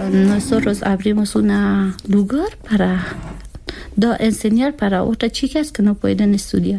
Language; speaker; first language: Spanish; non-native, learner; Persian